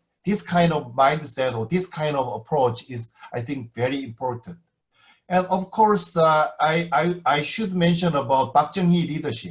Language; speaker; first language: English; non-native, fluent; Korean